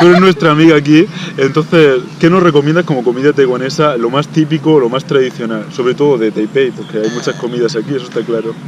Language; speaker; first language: Spanish; native; Spanish